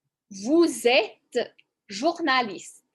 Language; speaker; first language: French; non-native, fluent; English